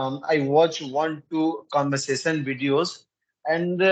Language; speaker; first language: English; non-native, learner; Hindi